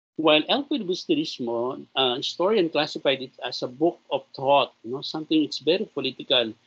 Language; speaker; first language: English; non-native, local second language; Filipino